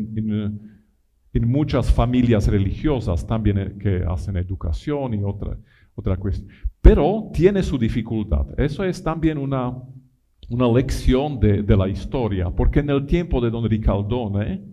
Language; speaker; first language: Spanish; non-native, fluent; Italian